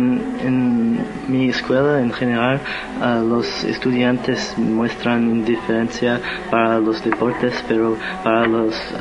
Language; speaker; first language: Spanish; non-native, learner; English